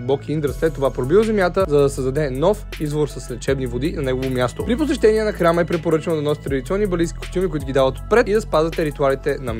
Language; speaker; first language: Bulgarian; native; Bulgarian